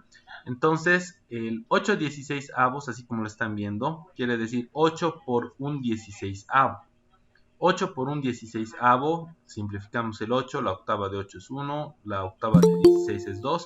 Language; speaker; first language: Spanish; native; Spanish